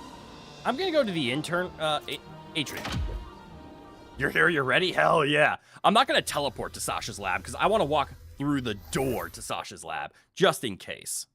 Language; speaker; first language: English; native; English